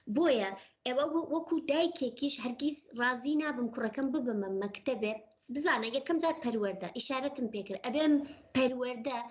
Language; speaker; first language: Central Kurdish; non-native, local second language; Gurani